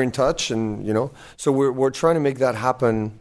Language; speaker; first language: English; non-native, fluent; French